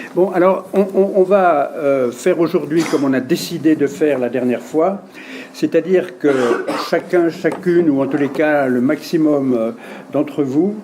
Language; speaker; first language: French; native; French